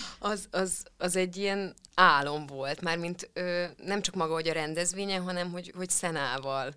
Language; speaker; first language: Hungarian; early bilingual, other home language; Russian